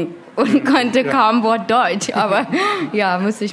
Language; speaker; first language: German; non-native, learner; Hindi